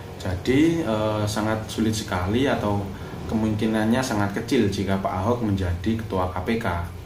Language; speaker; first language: Indonesian; non-native, local second language; Javanese